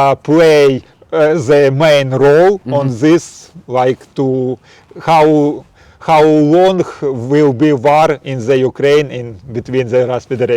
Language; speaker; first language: English; non-native, learner; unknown